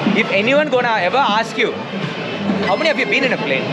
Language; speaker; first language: English; non-native, local second language; Tamil